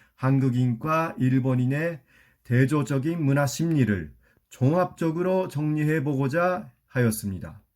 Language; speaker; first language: Korean; non-native, fluent; Japanese